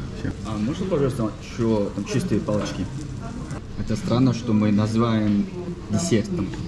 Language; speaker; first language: Russian; non-native, fluent; Korean